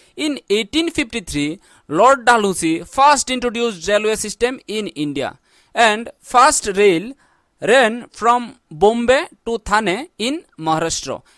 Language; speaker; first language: English; non-native, local second language; Bangla